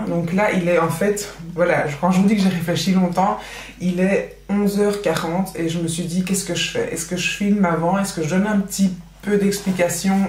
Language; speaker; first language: French; native; French